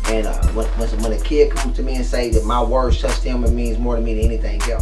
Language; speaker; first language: English; native; English